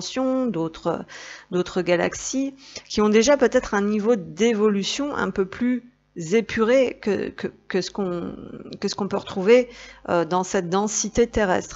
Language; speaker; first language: French; native; French